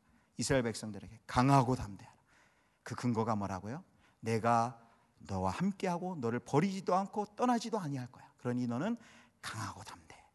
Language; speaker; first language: Korean; native; Korean